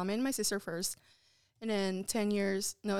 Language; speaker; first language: English; non-native, local second language; Filipino